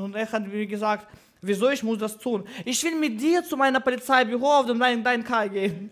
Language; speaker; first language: German; non-native, learner; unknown